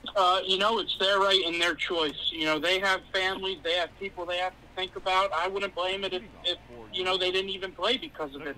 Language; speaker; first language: English; native; English